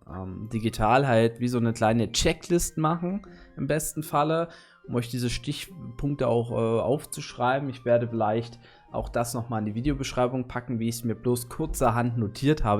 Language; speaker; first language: German; native; German